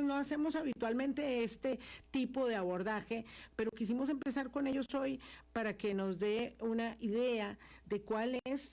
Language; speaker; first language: Spanish; native; Spanish